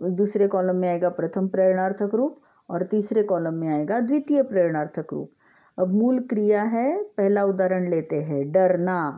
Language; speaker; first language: Hindi; non-native, local second language; Marathi